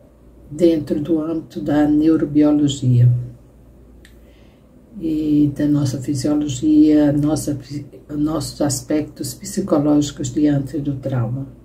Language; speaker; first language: Portuguese; native; Portuguese